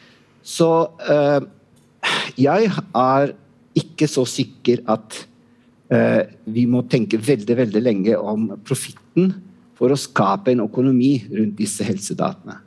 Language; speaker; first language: Norwegian; non-native, fluent; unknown